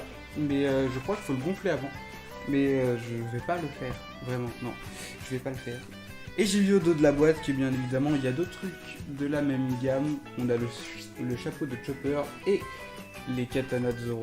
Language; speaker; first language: French; native; French